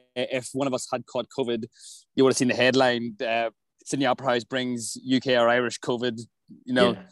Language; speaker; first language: English; native; English